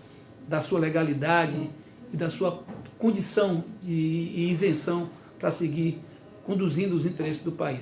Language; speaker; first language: Portuguese; native; Portuguese